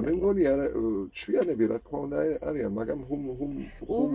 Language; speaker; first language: Georgian; non-native, learner; German